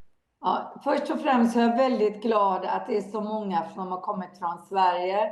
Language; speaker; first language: Swedish; non-native, fluent; Hebrew